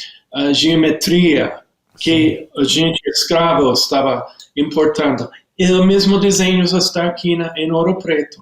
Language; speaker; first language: Portuguese; non-native, learner; English